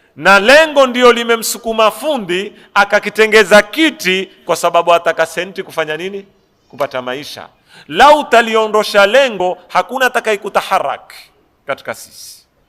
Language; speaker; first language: Swahili; native; Swahili